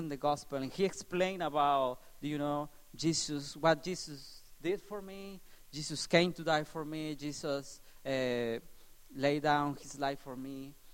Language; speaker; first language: English; non-native, learner; Spanish